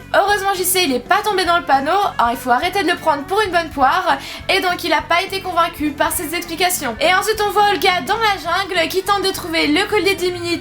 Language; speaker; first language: French; native; French